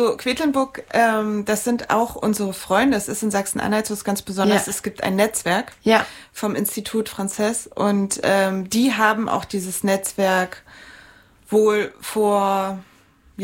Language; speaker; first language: German; native; German